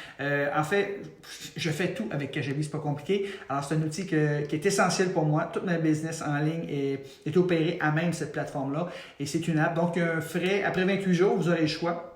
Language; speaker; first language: French; native; French